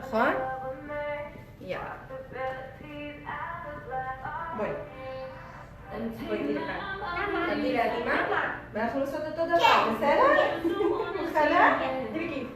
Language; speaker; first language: Hebrew; native; Hebrew